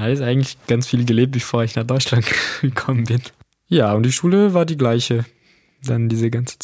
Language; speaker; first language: German; non-native, fluent; Portuguese